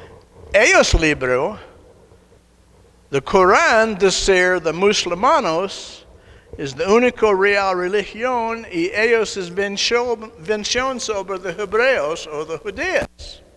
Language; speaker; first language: Spanish; non-native, learner; English